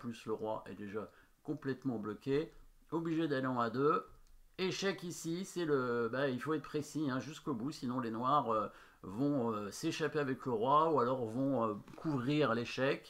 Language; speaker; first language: French; native; French